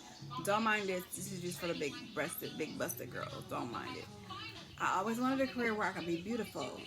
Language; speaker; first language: English; native; English